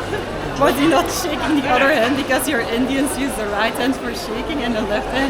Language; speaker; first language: English; non-native, fluent; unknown